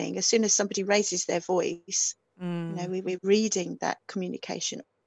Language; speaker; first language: English; native; English